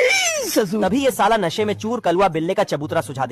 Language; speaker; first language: Hindi; native; Hindi